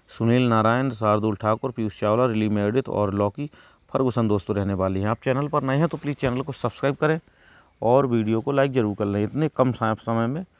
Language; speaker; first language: Hindi; native; Hindi